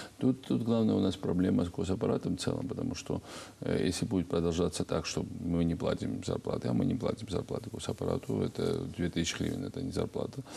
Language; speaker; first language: Russian; non-native, local second language; Georgian